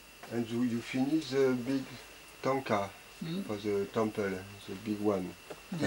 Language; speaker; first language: English; non-native, learner; French